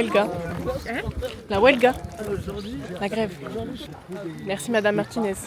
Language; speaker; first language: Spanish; non-native, learner; French